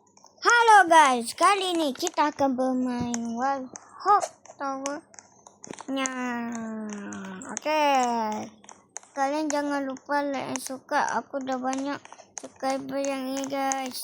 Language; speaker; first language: Malay; native; Malay